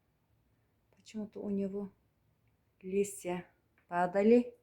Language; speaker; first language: Russian; non-native, learner; Turkmen